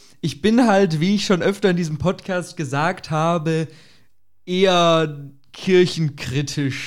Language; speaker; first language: German; native; German